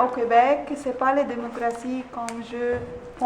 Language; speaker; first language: French; non-native, learner; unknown